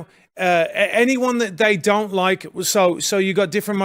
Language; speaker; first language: English; native; English